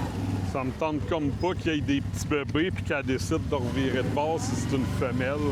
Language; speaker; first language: French; native; French